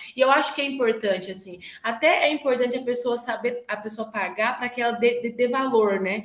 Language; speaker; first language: Portuguese; native; Portuguese